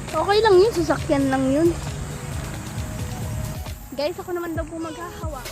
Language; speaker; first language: Filipino; native; Filipino